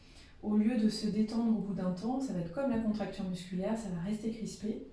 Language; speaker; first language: French; native; French